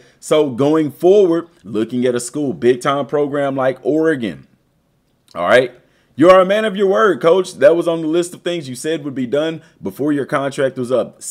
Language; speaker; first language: English; native; English